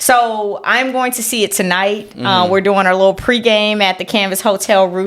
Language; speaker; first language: English; native; English